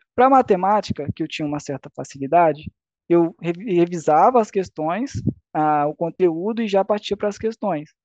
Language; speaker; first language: Portuguese; native; Portuguese